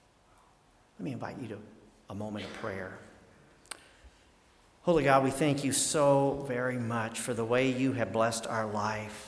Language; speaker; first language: English; native; English